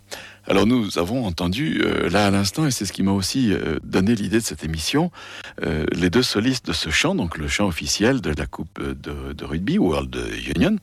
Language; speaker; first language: French; native; French